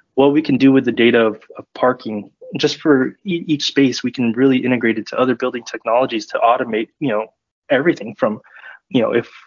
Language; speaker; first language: English; native; English